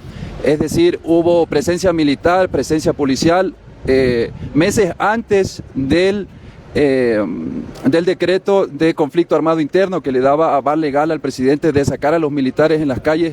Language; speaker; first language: Spanish; native; Spanish